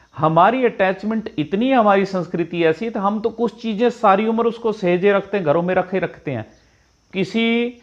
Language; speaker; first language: Hindi; non-native, local second language; Punjabi